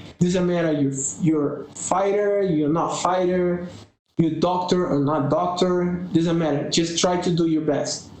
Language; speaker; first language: English; non-native, learner; Portuguese